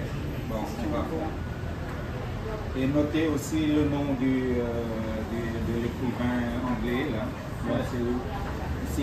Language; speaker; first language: French; non-native, fluent; Vietnamese